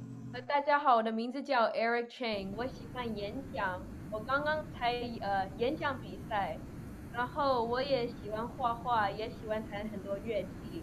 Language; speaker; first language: Chinese; early bilingual, other home language; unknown